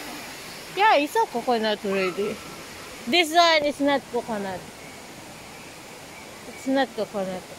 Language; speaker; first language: English; non-native, learner; Filipino